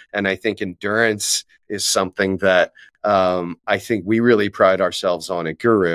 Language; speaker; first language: English; native; English